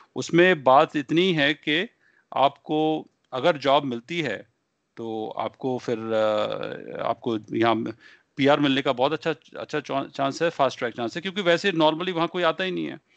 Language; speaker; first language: Hindi; native; Hindi